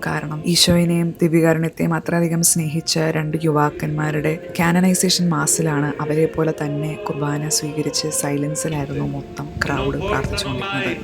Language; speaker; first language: Malayalam; early bilingual, heritage; Malayalam